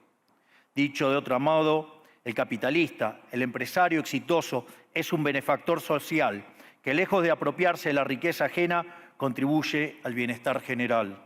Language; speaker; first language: Spanish; native; Spanish